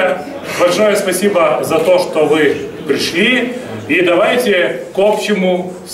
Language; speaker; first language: Russian; non-native, fluent; Lithuanian